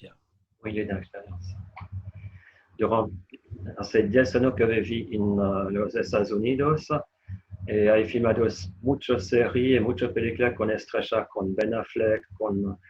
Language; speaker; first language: Spanish; non-native, fluent; French